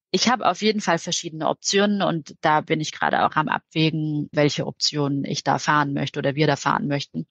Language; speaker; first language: German; native; German